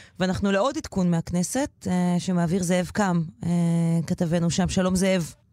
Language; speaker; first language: Hebrew; native; Hebrew